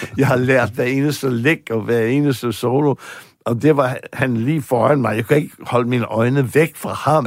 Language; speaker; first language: Danish; non-native, fluent; English